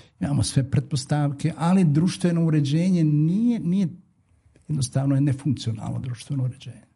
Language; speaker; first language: Bosnian; native; Bosnian